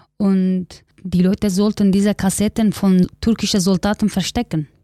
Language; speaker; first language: German; non-native, learner; Kurdish